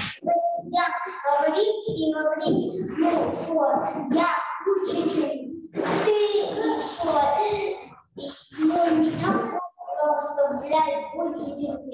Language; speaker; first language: Russian; early bilingual, heritage; Russian